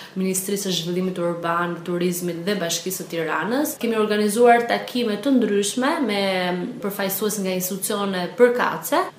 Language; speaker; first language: Albanian; non-native, local second language; Romany